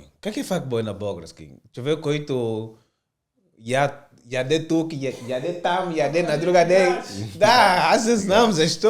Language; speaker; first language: Bulgarian; non-native, learner; Portuguese